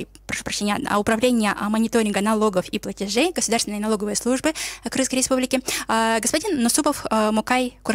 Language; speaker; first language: Russian; non-native, local second language; Kyrgyz